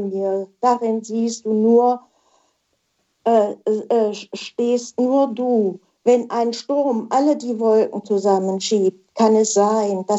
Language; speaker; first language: German; native; German